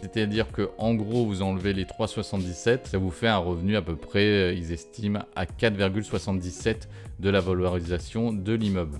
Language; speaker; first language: French; native; French